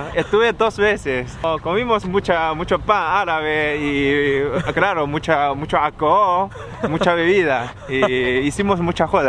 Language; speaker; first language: Spanish; non-native, fluent; Chinese